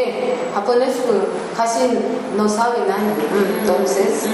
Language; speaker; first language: Spanish; non-native, learner; Japanese